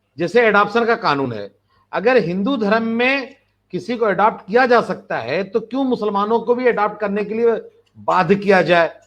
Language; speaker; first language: Hindi; native; Hindi